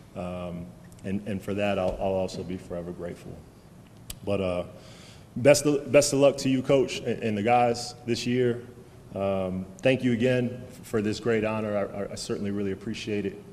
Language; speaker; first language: English; native; English